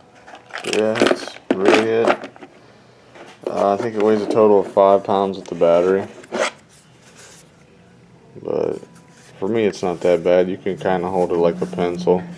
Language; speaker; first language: English; native; English